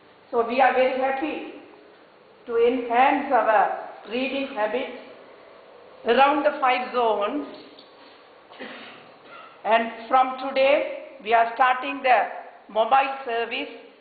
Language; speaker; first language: English; non-native, local second language; Tamil